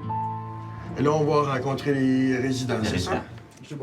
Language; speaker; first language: French; native; French